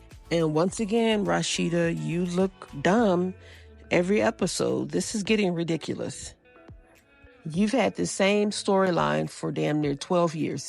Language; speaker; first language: English; native; English